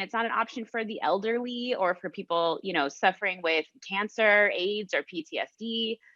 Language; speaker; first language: English; native; English